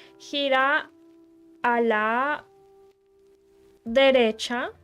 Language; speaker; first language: Spanish; early bilingual, heritage; Spanish